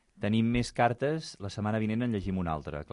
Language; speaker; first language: Catalan; native; Catalan